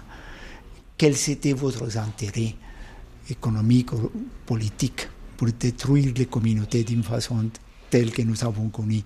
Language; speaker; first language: French; non-native, fluent; Spanish